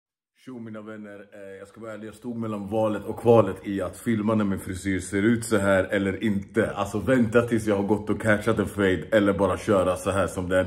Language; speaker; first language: Swedish; native; Swedish